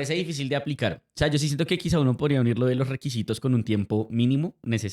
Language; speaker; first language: Spanish; native; Spanish